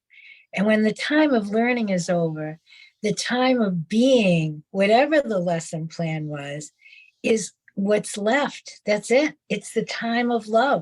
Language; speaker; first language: English; native; English